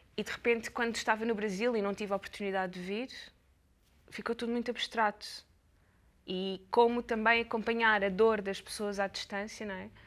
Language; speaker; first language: Portuguese; native; Portuguese